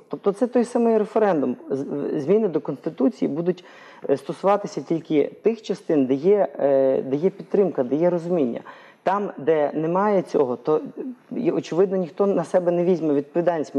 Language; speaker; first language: Ukrainian; native; Ukrainian